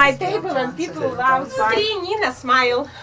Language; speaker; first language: English; non-native, learner; Russian